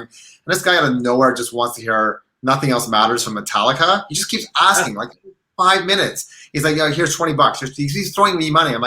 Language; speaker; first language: English; native; English